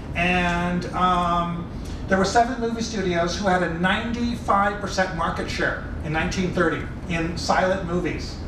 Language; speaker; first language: English; native; English